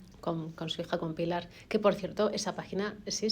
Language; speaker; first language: Spanish; native; Spanish